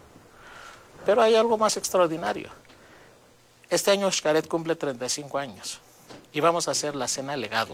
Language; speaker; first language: Spanish; native; Spanish